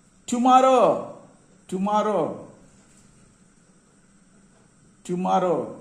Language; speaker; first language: English; non-native, local second language; Tamil